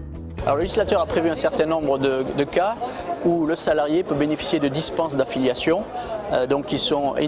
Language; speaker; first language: French; native; French